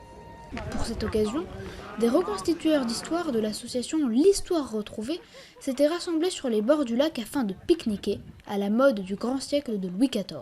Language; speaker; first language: French; native; French